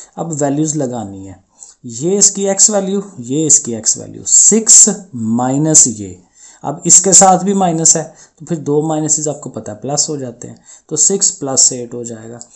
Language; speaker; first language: Urdu; non-native, local second language; Punjabi